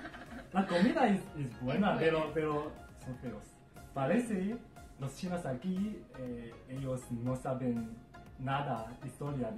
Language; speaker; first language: Spanish; non-native, learner; Chinese